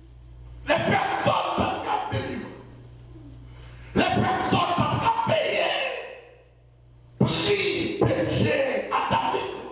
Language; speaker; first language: French; non-native, local second language; Haitian Creole